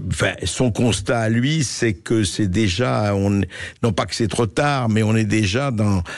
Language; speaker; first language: French; native; French